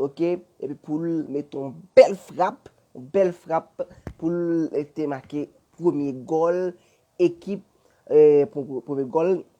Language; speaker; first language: French; non-native, learner; Haitian Creole